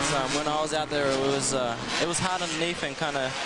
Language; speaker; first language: English; native; English